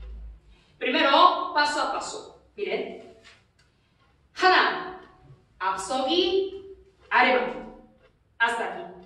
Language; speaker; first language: Spanish; non-native, learner; Korean